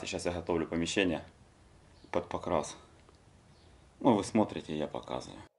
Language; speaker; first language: Russian; native; Russian